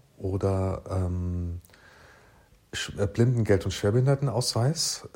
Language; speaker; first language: German; native; German